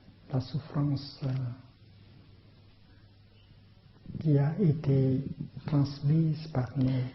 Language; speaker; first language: French; non-native, fluent; Vietnamese